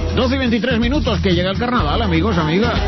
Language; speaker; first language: Spanish; native; Spanish